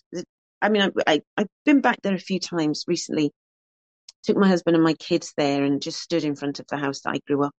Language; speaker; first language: English; native; English